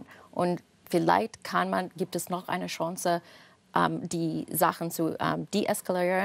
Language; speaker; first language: German; non-native, fluent; English